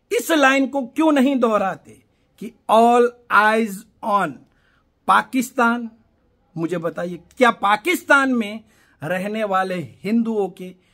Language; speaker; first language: Hindi; non-native, local second language; Gujarati